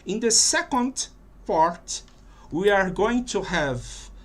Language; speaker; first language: English; non-native, fluent; Portuguese